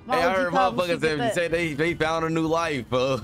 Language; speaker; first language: English; native; English